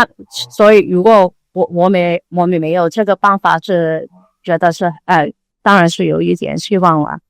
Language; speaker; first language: Chinese; non-native, learner; Cantonese